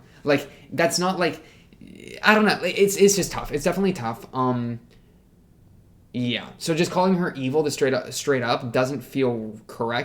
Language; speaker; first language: English; native; English